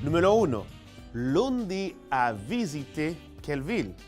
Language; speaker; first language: French; non-native, fluent; Spanish